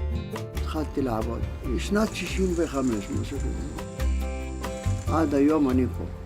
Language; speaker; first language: Hebrew; non-native, fluent; Arabic